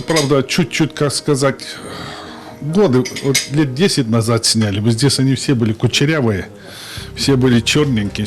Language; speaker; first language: Russian; non-native, local second language; Lezghian